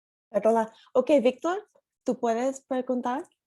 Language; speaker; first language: Spanish; non-native, learner; English